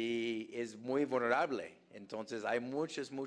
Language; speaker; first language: Spanish; non-native, fluent; English